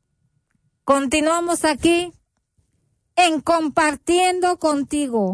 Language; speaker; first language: Spanish; native; Spanish